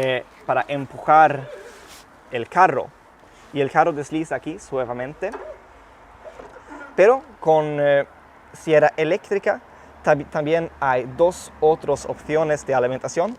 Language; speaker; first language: Spanish; non-native, fluent; Swedish